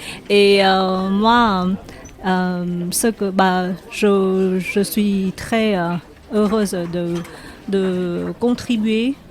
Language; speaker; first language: French; non-native, fluent; Vietnamese